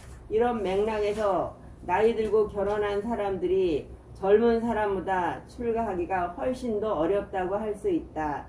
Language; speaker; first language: Korean; native; Korean